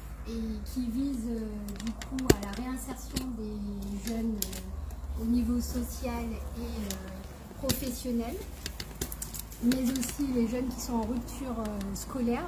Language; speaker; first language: French; native; French